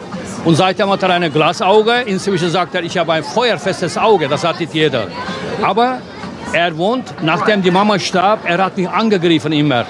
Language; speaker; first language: German; non-native, fluent; Turkish